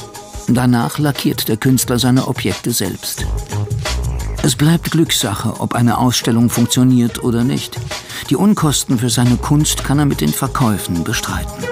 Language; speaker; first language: German; native; German